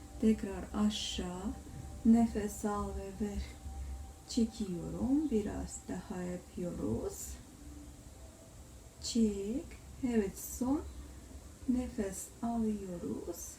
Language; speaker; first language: Turkish; non-native, learner; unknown